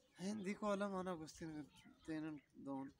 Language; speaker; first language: Filipino; non-native, learner; Punjabi